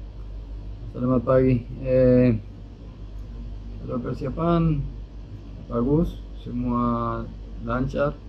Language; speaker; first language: Indonesian; non-native, fluent; Spanish